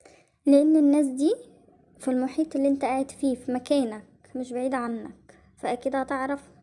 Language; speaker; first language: Arabic; native; Arabic